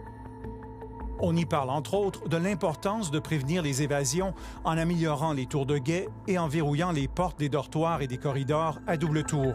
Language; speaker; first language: French; native; French